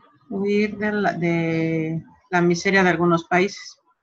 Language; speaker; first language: Spanish; native; Spanish